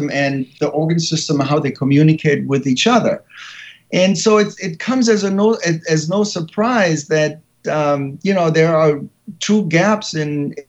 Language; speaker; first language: English; non-native, fluent; German